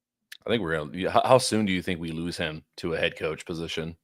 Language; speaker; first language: English; native; English